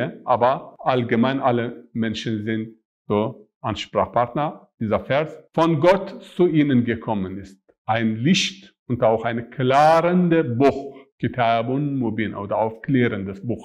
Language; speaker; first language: German; non-native, fluent; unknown